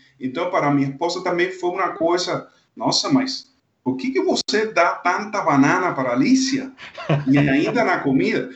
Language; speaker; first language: Portuguese; non-native, fluent; Spanish